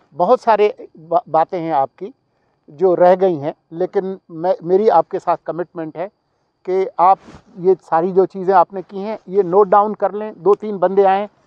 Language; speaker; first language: Urdu; non-native, local second language; Sindhi